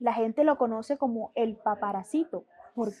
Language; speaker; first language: Spanish; native; Spanish